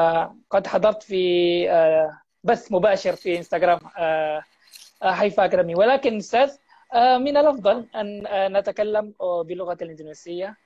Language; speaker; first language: Arabic; non-native, fluent; Indonesian